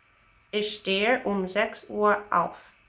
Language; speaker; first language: German; non-native, fluent; English